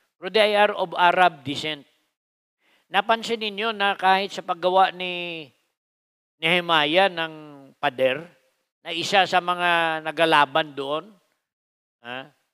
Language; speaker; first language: Filipino; non-native, local second language; Cebuano